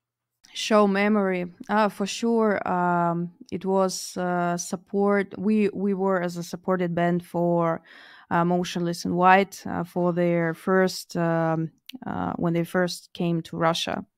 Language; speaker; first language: English; non-native, fluent; Russian